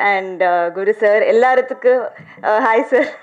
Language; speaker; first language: Tamil; non-native, learner; Telugu